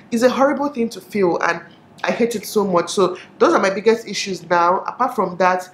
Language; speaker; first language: English; non-native, local second language; Igbo